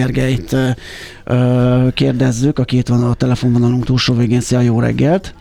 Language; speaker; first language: Hungarian; native; Hungarian